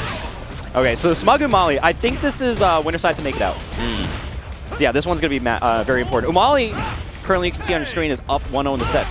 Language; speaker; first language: English; native; English